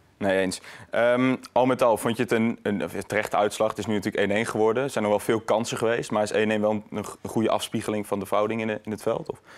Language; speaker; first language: Dutch; native; Dutch